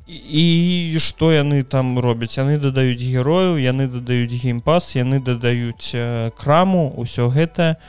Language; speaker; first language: Belarusian; non-native, local second language; Russian